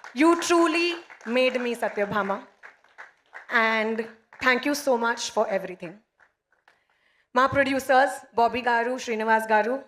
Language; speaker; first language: Telugu; non-native, learner; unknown